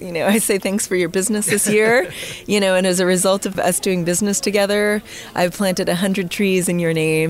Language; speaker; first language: English; native; English